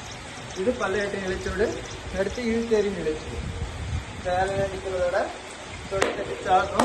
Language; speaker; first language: Tamil; native; Tamil